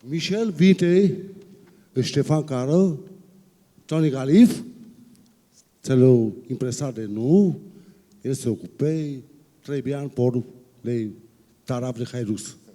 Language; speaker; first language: French; non-native, learner; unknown